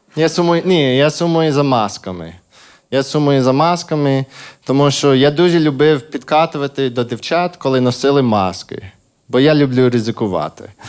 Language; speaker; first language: Ukrainian; non-native, fluent; English